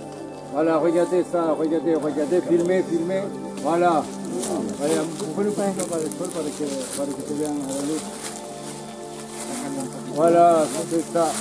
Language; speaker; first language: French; non-native, fluent; Spanish